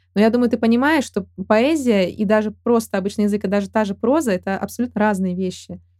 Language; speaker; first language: Russian; native; Russian